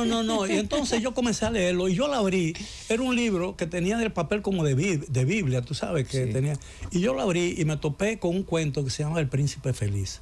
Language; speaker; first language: Spanish; native; Spanish